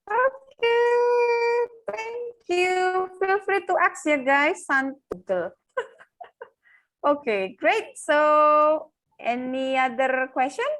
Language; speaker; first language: English; non-native, local second language; Indonesian